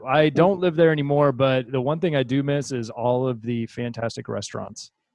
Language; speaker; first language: English; native; English